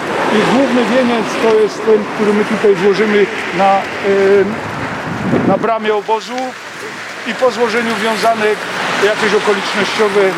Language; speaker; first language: Polish; native; Polish